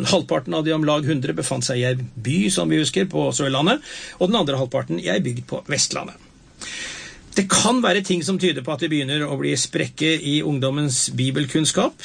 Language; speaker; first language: Norwegian; native; Norwegian